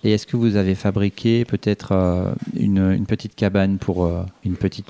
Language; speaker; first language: French; native; French